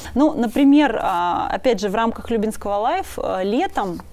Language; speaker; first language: Russian; native; Russian